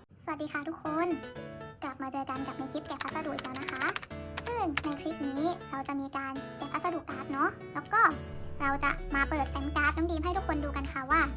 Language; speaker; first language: Thai; native; Thai